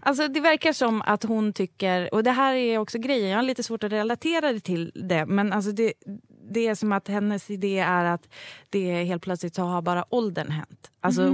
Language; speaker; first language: Swedish; native; Swedish